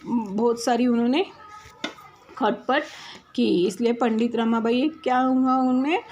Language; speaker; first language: Hindi; non-native, local second language; Marathi